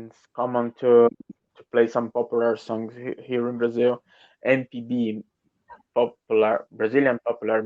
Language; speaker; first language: English; non-native, learner; Portuguese